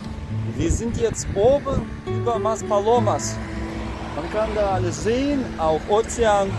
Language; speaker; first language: German; non-native, fluent; Russian